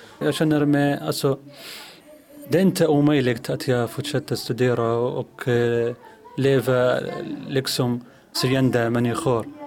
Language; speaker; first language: Swedish; non-native, learner; Arabic